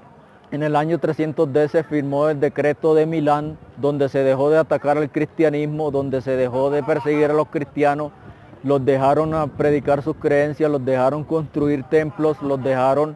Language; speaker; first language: Spanish; native; Spanish